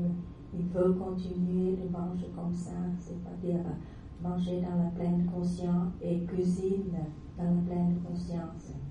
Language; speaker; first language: French; non-native, learner; Vietnamese